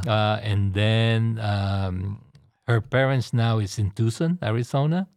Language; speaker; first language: English; non-native, local second language; Filipino